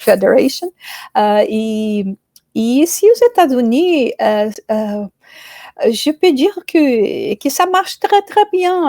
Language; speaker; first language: French; non-native, fluent; Portuguese